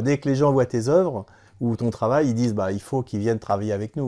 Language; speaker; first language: French; native; French